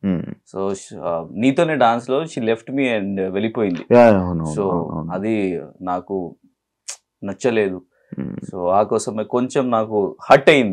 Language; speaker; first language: Telugu; non-native, learner; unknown